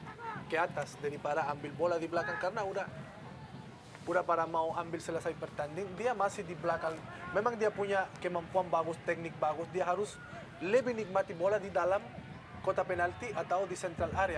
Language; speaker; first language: Indonesian; non-native, fluent; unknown